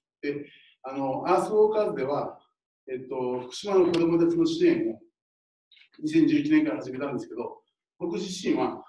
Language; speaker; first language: Japanese; native; Japanese